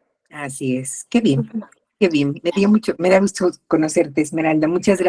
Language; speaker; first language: Spanish; native; Spanish